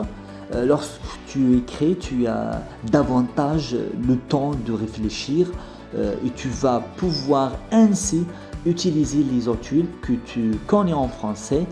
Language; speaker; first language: French; non-native, fluent; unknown